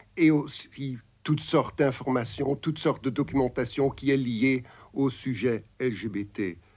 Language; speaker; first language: French; non-native, local second language; Dutch